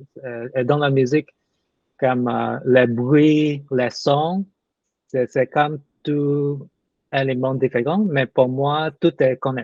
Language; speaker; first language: French; non-native, learner; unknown